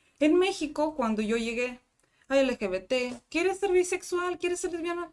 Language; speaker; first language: Spanish; non-native, fluent; Russian